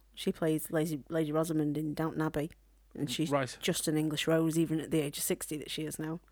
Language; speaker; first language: English; native; English